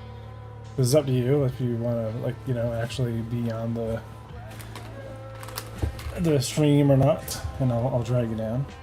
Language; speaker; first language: English; native; English